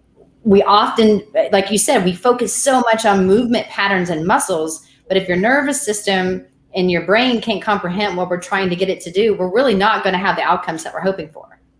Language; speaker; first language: English; native; English